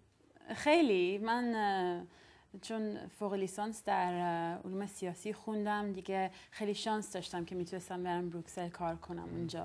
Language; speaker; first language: Persian; early bilingual, heritage; Persian